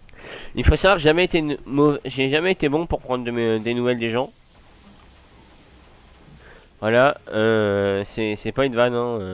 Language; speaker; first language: French; native; French